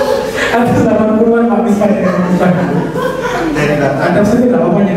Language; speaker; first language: Indonesian; native; Indonesian